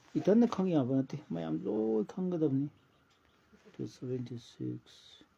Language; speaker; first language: Manipuri; native; Manipuri